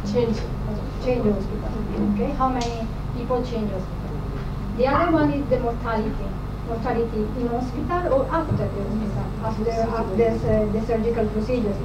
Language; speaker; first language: English; non-native, fluent; Italian